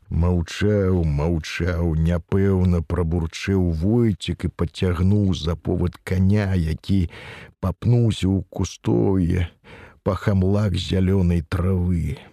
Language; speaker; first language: Belarusian; native; Belarusian